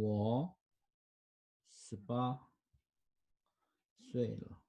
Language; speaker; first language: Chinese; non-native, fluent; Korean